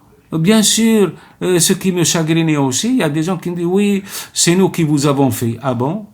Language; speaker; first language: French; non-native, local second language; Arabic